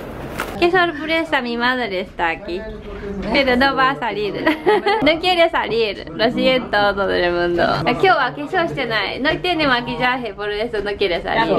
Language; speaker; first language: Spanish; non-native, learner; Japanese